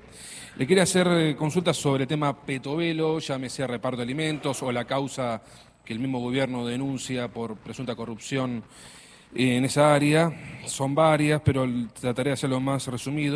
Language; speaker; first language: Spanish; native; Spanish